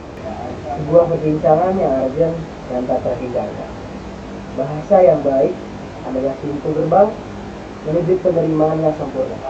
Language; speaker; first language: Indonesian; native; Indonesian